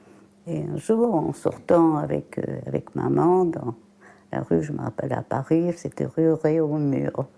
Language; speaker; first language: French; early bilingual, other home language; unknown